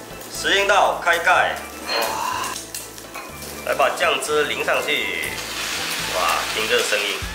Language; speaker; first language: Chinese; non-native, local second language; Min Nan Chinese